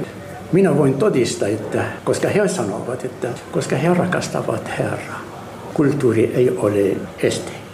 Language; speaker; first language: Finnish; non-native, fluent; Arabic